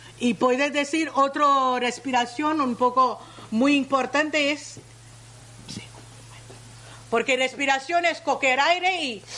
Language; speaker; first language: Spanish; non-native, learner; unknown